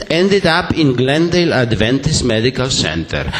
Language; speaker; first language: English; non-native, fluent; Polish